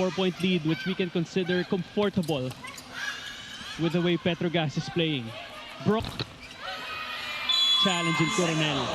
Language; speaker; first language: English; non-native, local second language; Filipino